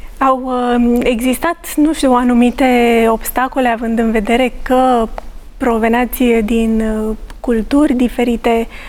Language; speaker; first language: Romanian; native; Romanian